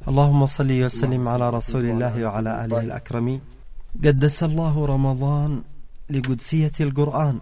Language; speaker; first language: Arabic; native; Arabic